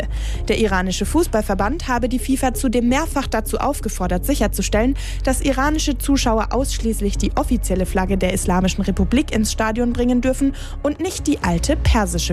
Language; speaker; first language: German; native; German